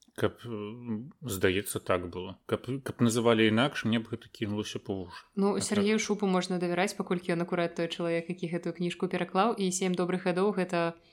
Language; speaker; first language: Belarusian; native; Belarusian